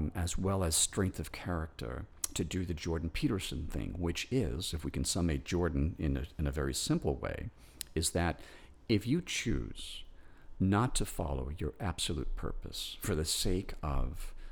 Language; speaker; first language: English; native; English